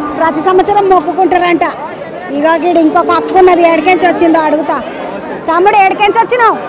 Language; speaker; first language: Telugu; native; Telugu